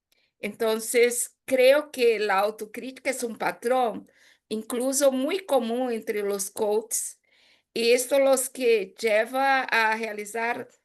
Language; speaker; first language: Spanish; non-native, fluent; Portuguese